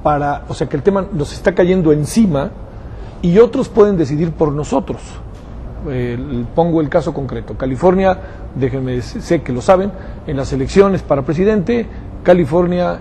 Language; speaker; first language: Spanish; native; Spanish